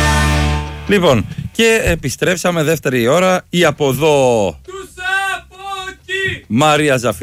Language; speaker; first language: Greek; native; Greek